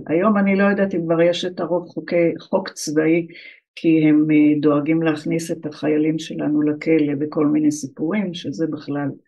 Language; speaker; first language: Hebrew; early bilingual, other home language; English